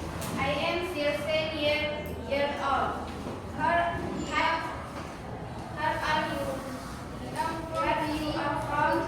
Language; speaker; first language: English; non-native, learner; Indonesian